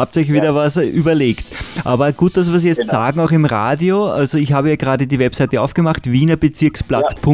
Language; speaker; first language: German; native; German